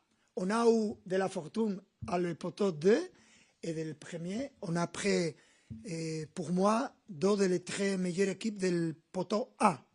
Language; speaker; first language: French; non-native, learner; Spanish